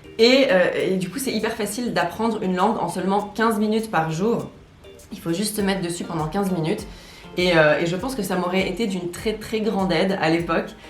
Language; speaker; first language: French; native; French